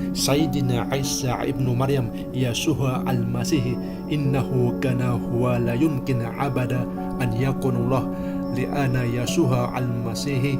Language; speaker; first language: Arabic; non-native, learner; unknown